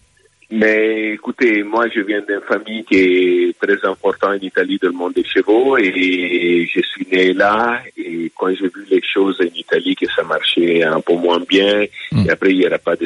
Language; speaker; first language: French; non-native, fluent; Italian